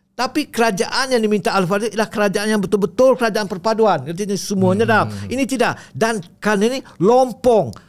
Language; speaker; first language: Malay; native; Malay